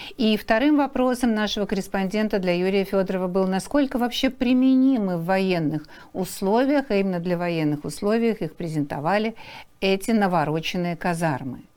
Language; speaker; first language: Russian; native; Russian